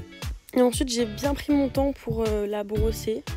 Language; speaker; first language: French; native; French